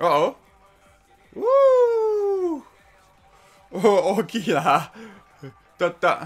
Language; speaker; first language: Japanese; non-native, learner; English